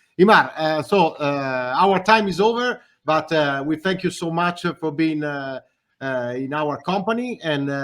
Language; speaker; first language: English; non-native, fluent; Italian